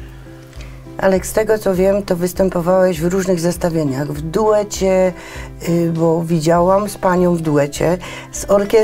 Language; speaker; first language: Polish; native; Polish